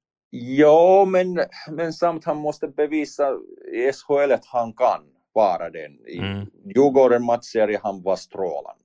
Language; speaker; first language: Swedish; non-native, learner; Finnish